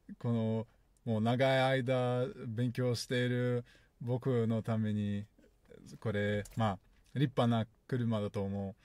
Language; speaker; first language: Japanese; non-native, fluent; Russian